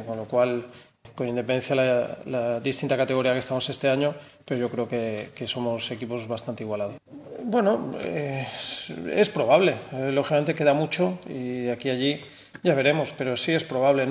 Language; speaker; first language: Spanish; native; Spanish